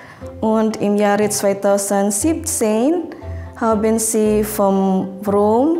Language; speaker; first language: German; non-native, fluent; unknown